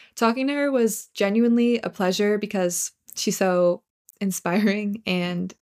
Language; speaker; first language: English; native; English